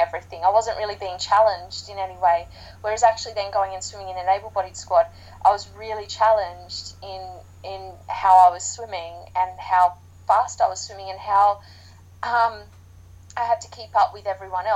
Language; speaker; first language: English; native; English